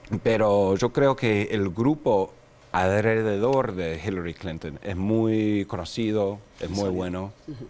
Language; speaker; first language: Spanish; non-native, fluent; English